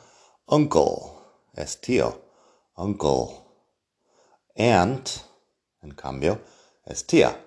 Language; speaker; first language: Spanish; non-native, fluent; English